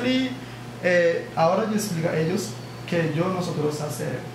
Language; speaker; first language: Spanish; non-native, learner; English